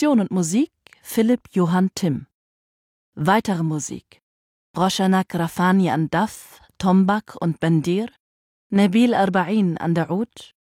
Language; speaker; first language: German; native; German